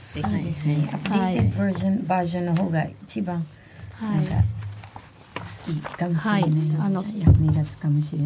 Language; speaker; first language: Japanese; non-native, fluent; Filipino